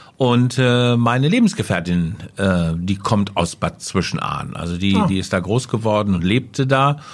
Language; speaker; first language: German; native; German